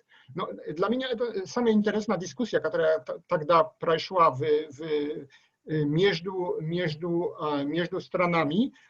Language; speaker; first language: Russian; non-native, learner; Polish